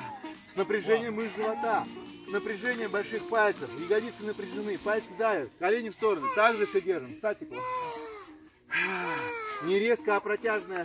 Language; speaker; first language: Russian; native; Russian